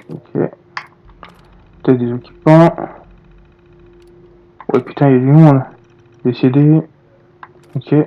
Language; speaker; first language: French; native; French